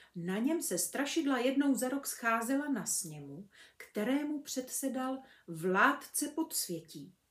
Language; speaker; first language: Czech; native; Czech